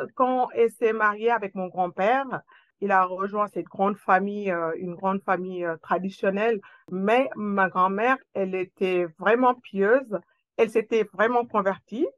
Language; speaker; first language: French; non-native, local second language; Wolof